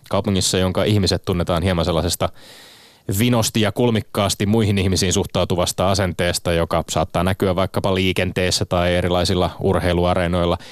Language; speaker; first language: Finnish; native; Finnish